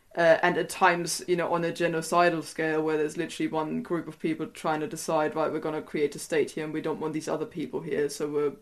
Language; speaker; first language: English; non-native, fluent; German